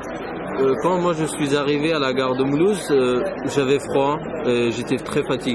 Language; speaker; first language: French; non-native, fluent; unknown